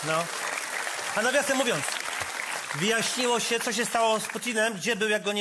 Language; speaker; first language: Polish; native; Polish